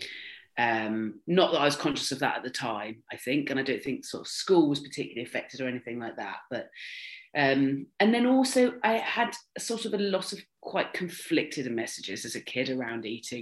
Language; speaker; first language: English; native; English